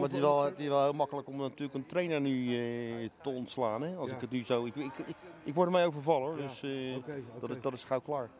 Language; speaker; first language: Dutch; native; Dutch